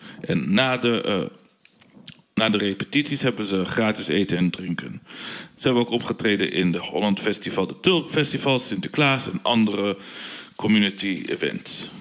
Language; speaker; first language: Dutch; early bilingual, heritage; Dutch